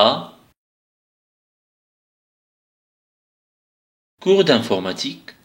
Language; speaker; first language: French; non-native, fluent; Arabic